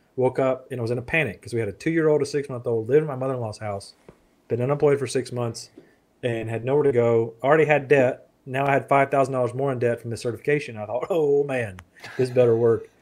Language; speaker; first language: English; native; English